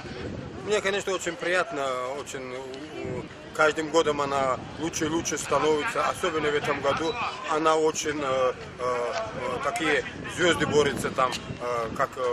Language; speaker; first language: Russian; non-native, local second language; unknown